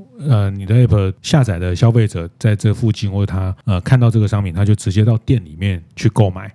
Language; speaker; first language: Chinese; native; Chinese